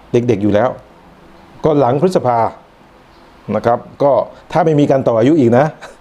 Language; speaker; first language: Thai; non-native, local second language; Northern Khmer